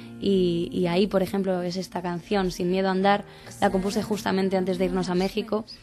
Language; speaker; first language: Spanish; native; Spanish